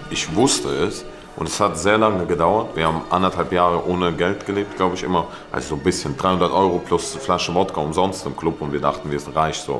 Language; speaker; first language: German; early bilingual, other home language; Russian